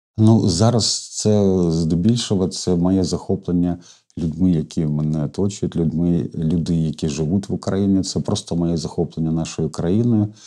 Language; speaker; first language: Ukrainian; non-native, local second language; Russian